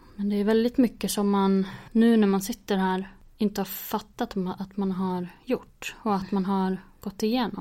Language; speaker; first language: Swedish; native; Swedish